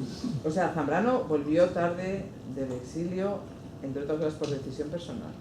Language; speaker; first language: Spanish; native; Spanish